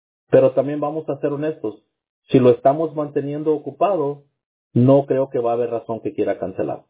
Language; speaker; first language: Spanish; early bilingual, heritage; Spanish